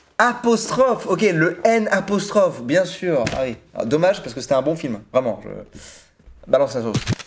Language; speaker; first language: French; native; French